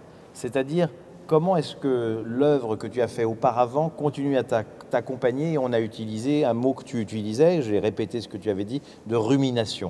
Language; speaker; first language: French; native; French